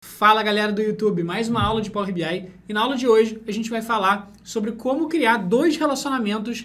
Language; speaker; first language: Portuguese; native; Portuguese